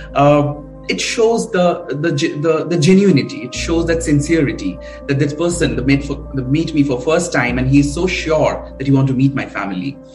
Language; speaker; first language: English; non-native, local second language; Bangla